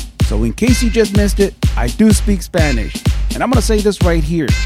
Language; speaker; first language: English; early bilingual, other home language; Spanish